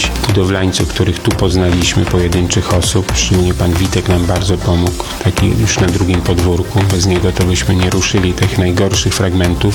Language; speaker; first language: Polish; native; Polish